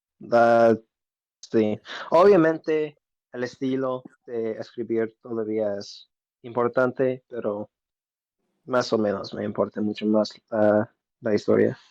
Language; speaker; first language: Spanish; non-native, learner; English